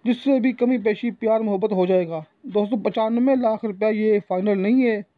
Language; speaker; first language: Urdu; non-native, local second language; Punjabi